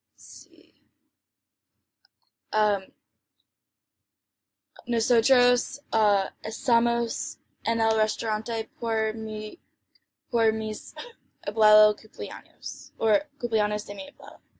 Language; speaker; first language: Spanish; non-native, learner; English